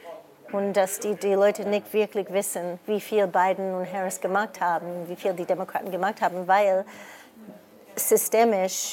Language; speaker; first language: German; non-native, fluent; English